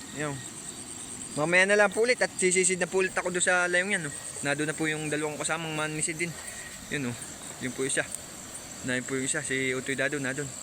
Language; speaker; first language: Filipino; native; Filipino